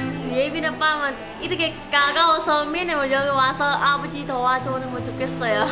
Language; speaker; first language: Korean; non-native, learner; Vietnamese